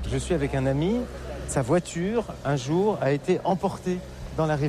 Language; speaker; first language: French; native; French